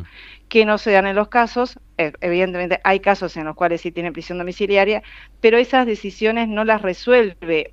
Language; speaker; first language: Spanish; native; Spanish